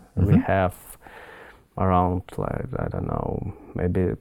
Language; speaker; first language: English; non-native, fluent; Ukrainian